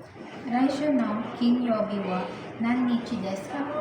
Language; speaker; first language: Japanese; non-native, learner; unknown